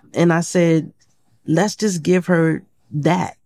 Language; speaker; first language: English; native; English